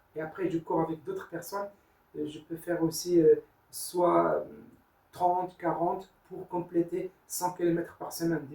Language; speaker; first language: French; non-native, learner; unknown